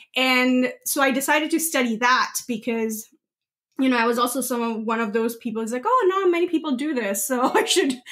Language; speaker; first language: English; non-native, local second language; Gujarati